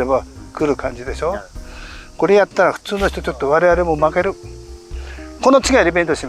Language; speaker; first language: Japanese; native; Japanese